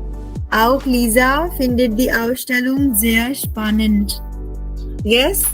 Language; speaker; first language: German; non-native, fluent; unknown